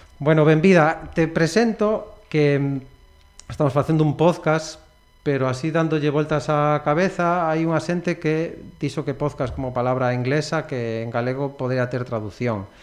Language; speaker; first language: Galician; non-native, local second language; Spanish